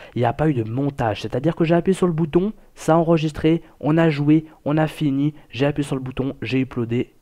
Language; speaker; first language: French; native; French